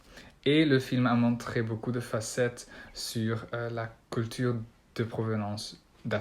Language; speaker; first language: French; non-native, learner; Dutch